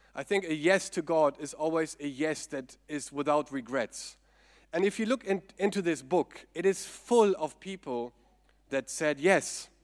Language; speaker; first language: English; non-native, fluent; German